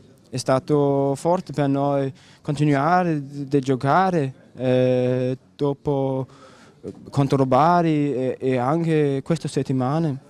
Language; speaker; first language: Italian; non-native, learner; Danish